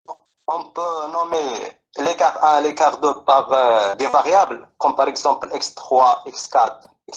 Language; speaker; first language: French; non-native, local second language; Arabic